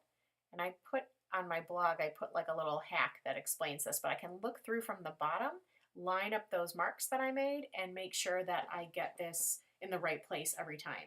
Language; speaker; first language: English; native; English